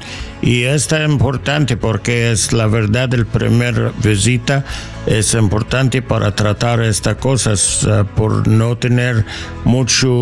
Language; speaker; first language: Spanish; non-native, learner; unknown